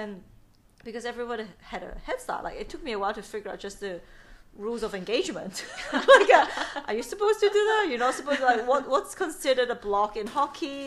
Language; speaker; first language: English; non-native, local second language; Cantonese